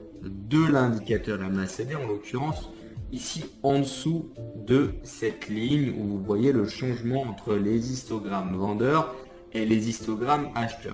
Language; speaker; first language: French; native; French